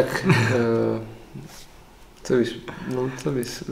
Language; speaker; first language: Polish; non-native, learner; Slovak